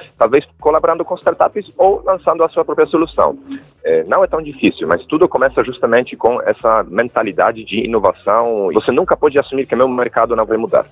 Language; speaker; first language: Portuguese; non-native, fluent; Polish